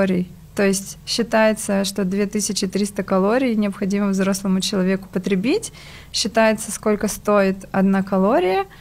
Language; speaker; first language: Russian; native; Russian